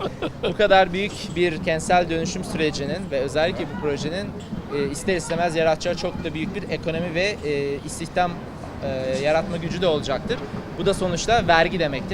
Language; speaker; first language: Turkish; native; Turkish